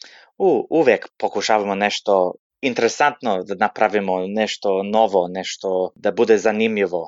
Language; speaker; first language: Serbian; early bilingual, heritage; Serbian